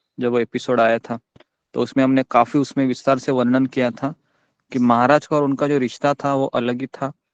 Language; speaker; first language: Hindi; non-native, local second language; Marathi